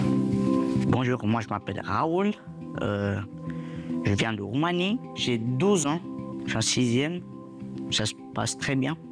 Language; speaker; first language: French; early bilingual, other home language; Romanian